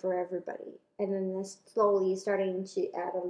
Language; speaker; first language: English; non-native, local second language; Cantonese